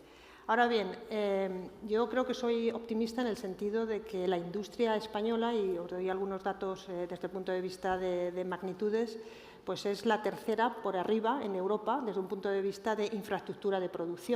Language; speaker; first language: Spanish; native; Spanish